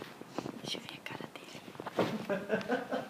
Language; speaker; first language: Portuguese; native; Portuguese